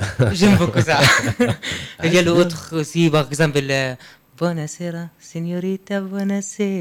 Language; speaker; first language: French; non-native, learner; Arabic